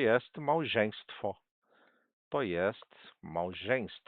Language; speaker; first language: Polish; non-native, fluent; Portuguese